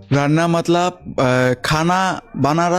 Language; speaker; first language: Hindi; non-native, learner; Bangla